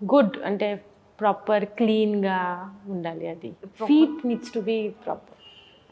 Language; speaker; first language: Telugu; non-native, fluent; Bangla